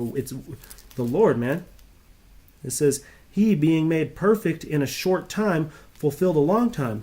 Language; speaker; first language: English; native; English